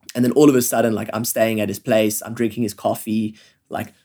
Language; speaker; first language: English; native; English